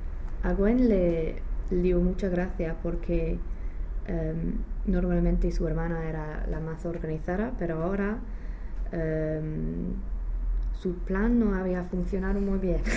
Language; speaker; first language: Spanish; non-native, learner; English